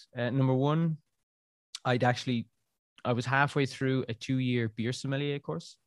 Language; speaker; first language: English; native; English